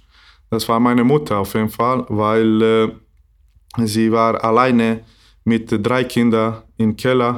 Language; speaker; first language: German; non-native, learner; Bosnian